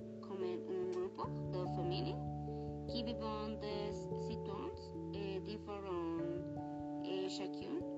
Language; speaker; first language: French; non-native, learner; Spanish